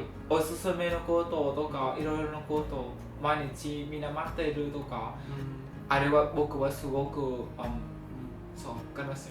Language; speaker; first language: Japanese; non-native, learner; Vietnamese